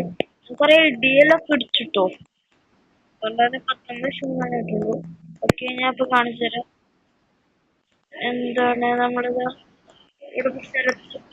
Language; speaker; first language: Malayalam; native; Malayalam